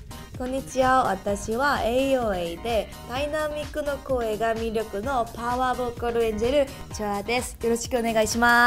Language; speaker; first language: Japanese; non-native, learner; Korean